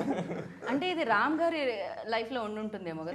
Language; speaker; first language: Telugu; native; Telugu